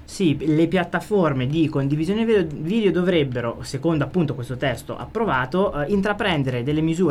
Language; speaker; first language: Italian; native; Italian